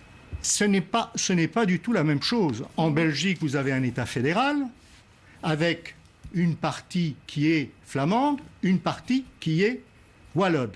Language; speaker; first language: French; native; French